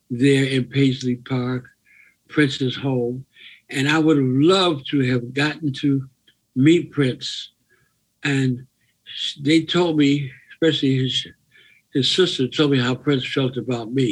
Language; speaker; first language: English; native; English